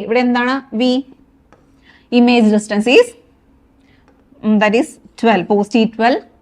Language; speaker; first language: English; non-native, local second language; Malayalam